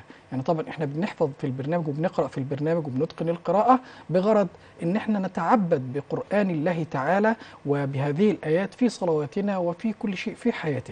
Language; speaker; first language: Arabic; native; Arabic